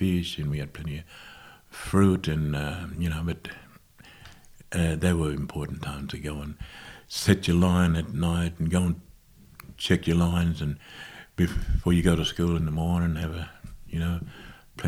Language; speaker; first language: English; native; English